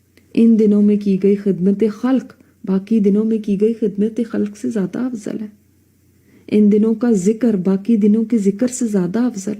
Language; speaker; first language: Urdu; native; Urdu